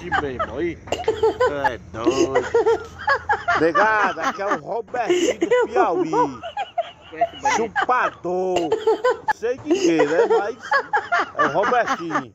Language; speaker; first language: Portuguese; native; Portuguese